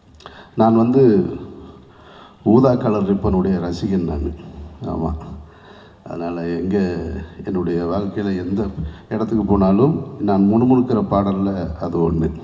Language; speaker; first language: Tamil; native; Tamil